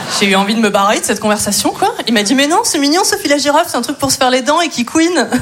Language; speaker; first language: French; native; French